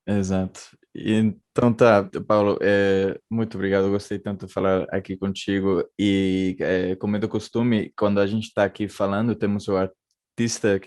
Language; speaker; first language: Portuguese; non-native, fluent; Spanish